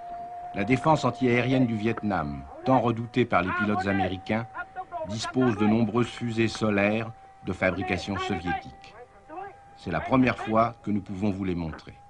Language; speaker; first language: French; native; French